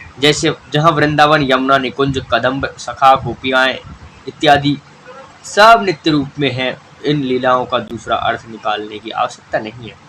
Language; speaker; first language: Hindi; native; Hindi